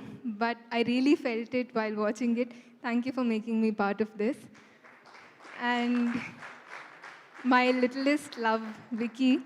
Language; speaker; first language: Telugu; non-native, fluent; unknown